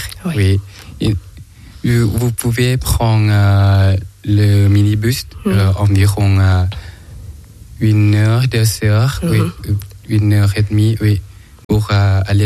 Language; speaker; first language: French; non-native, learner; Thai